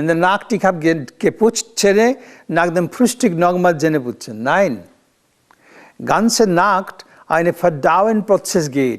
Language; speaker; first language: German; non-native, learner; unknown